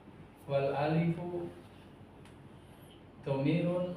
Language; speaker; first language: Arabic; non-native, learner; Indonesian